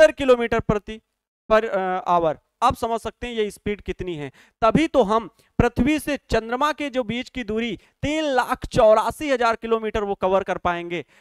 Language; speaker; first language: Hindi; native; Hindi